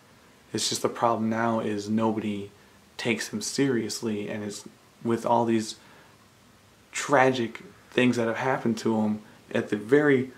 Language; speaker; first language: English; native; English